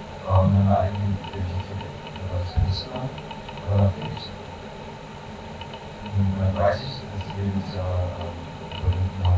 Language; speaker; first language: German; early bilingual, other home language; Korean